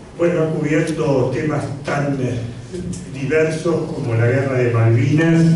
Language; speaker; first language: Spanish; native; Spanish